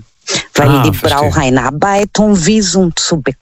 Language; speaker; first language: German; non-native, learner; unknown